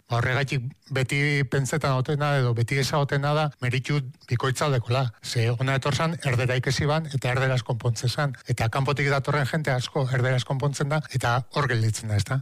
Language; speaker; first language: Basque; native; Basque